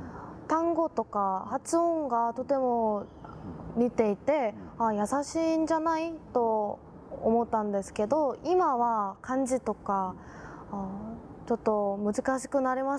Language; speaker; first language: Japanese; non-native, learner; Korean